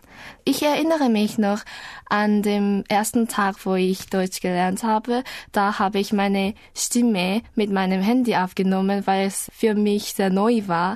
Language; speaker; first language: German; non-native, learner; Korean